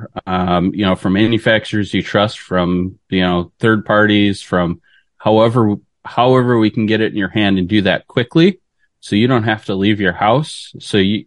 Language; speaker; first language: English; native; English